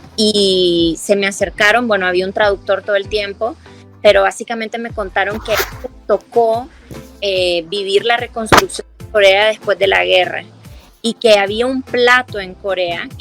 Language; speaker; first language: Spanish; native; Spanish